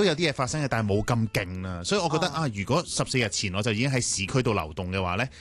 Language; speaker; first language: Cantonese; native; Cantonese